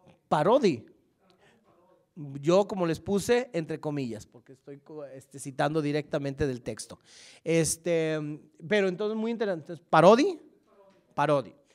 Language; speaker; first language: Spanish; native; Spanish